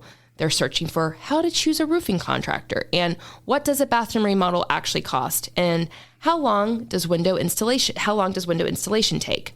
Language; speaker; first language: English; native; English